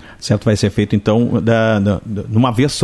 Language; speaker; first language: Portuguese; native; Portuguese